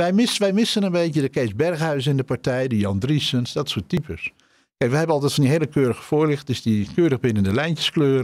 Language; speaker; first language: Dutch; native; Dutch